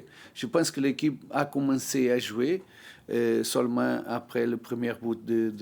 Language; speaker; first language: French; non-native, learner; Portuguese